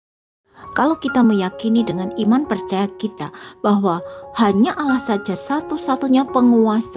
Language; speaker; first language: Indonesian; native; Indonesian